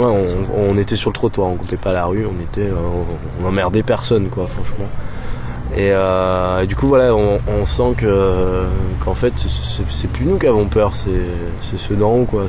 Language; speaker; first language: French; native; French